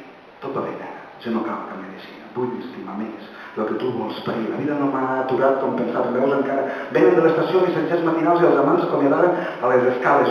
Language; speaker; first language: Catalan; native; Catalan